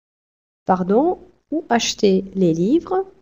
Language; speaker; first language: French; non-native, fluent; Russian